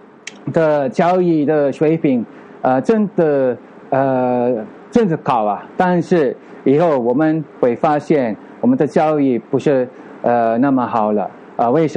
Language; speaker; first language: Chinese; non-native, fluent; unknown